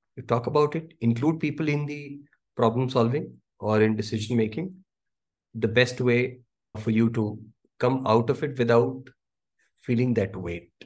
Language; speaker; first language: English; non-native, local second language; Hindi